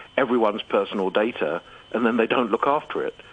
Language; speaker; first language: English; native; English